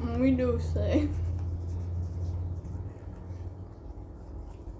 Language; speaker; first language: Spanish; non-native, learner; English